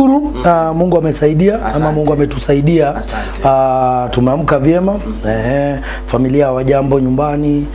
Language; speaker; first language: Swahili; native; Swahili